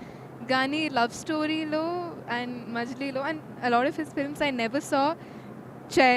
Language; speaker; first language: Telugu; non-native, fluent; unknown